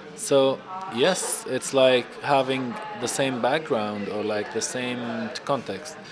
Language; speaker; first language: English; non-native, fluent; Arabic